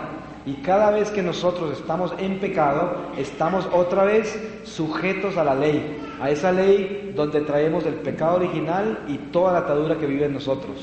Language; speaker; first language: Spanish; native; Spanish